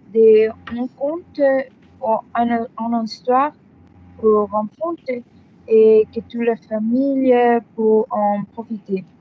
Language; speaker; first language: French; non-native, learner; Spanish